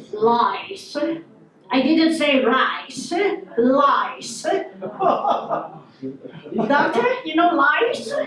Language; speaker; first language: English; non-native, local second language; Filipino